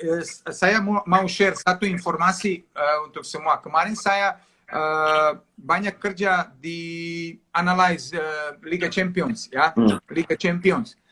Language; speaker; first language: Indonesian; non-native, fluent; Serbian